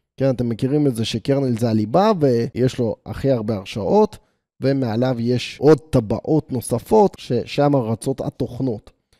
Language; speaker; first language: Hebrew; native; Hebrew